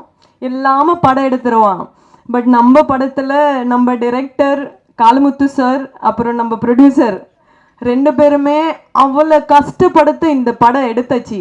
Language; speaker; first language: Tamil; non-native, local second language; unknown